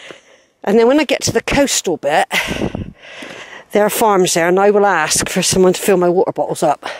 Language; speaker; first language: English; native; English